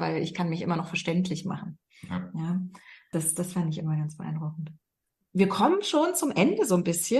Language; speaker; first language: German; native; German